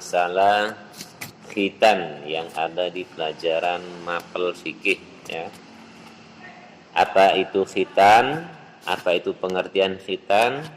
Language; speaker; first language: Indonesian; native; Indonesian